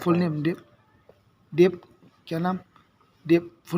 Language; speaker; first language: Hindi; non-native, local second language; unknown